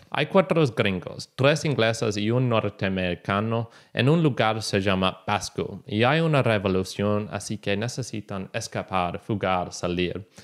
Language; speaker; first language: Spanish; non-native, learner; English